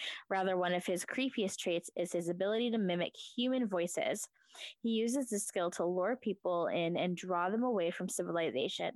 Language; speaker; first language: English; native; English